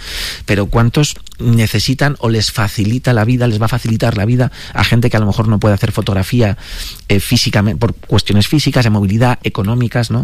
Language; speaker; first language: Spanish; native; Spanish